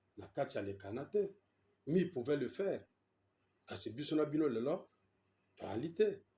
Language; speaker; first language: Lingala; non-native, local second language; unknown